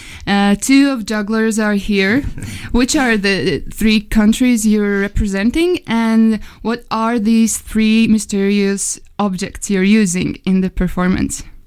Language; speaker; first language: English; non-native, fluent; Latvian